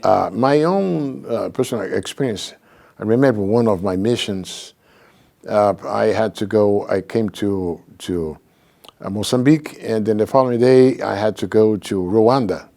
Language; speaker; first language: English; non-native, fluent; Portuguese